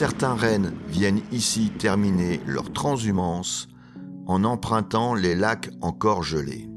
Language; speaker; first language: French; native; French